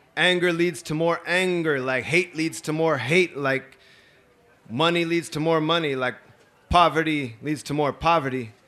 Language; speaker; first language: English; native; English